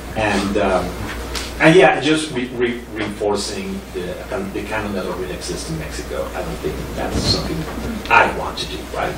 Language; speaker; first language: English; non-native, fluent; Spanish